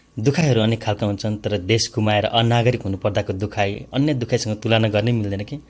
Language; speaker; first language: Nepali; native; Nepali